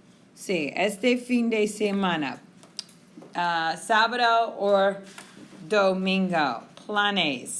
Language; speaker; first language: Spanish; non-native, fluent; English